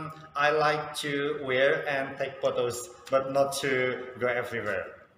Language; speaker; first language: English; non-native, fluent; Sundanese